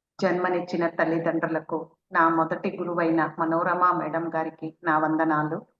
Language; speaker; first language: Telugu; native; Telugu